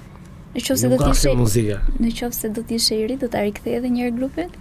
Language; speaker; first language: Albanian; native; Albanian